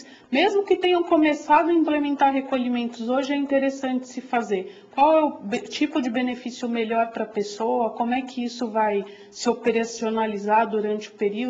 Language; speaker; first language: Portuguese; native; Portuguese